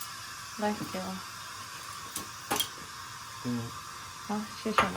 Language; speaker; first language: Chinese; non-native, learner; Filipino